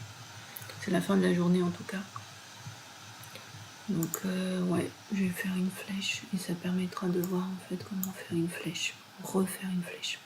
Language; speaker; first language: French; native; French